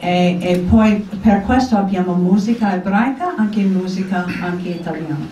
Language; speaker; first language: Italian; non-native, fluent; English